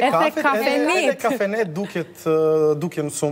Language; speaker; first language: Albanian; non-native, learner; Serbian